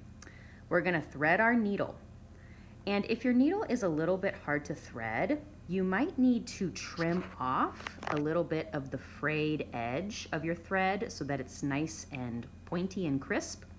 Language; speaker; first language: English; native; English